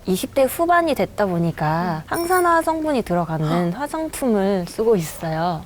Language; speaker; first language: Korean; non-native, fluent; Vietnamese